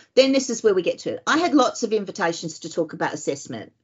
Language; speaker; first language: English; native; English